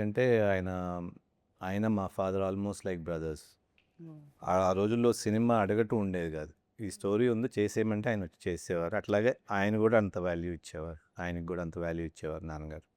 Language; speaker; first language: Telugu; native; Telugu